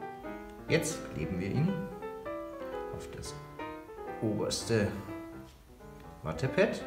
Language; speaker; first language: German; native; German